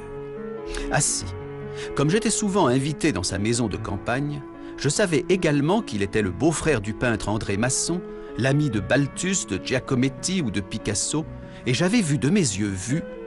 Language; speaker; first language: French; native; French